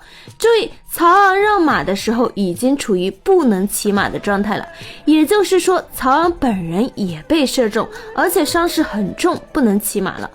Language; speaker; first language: Chinese; native; Chinese